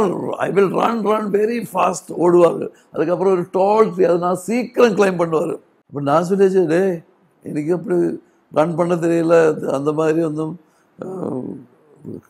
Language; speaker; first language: Tamil; non-native, learner; Malayalam